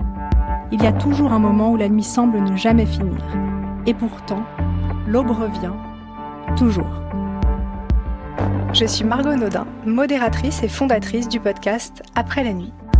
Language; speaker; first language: French; native; French